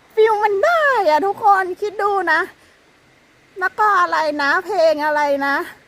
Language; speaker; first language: Thai; native; Thai